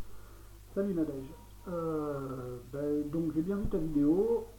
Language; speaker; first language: French; native; French